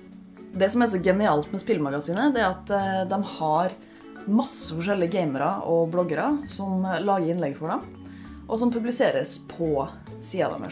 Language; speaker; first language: Norwegian; native; Norwegian